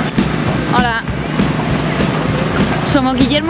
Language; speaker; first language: Spanish; native; Spanish